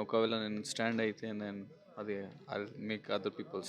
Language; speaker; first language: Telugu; non-native, local second language; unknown